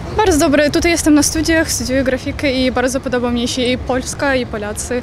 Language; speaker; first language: Polish; non-native, learner; Ukrainian